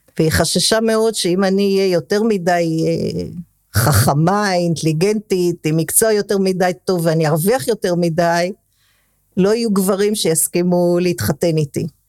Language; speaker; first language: Hebrew; early bilingual, other home language; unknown